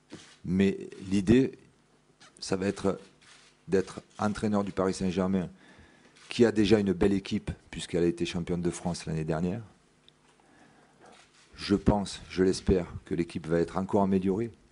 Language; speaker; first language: French; native; French